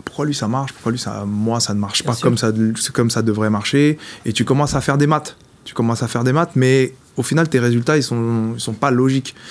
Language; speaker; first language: French; native; French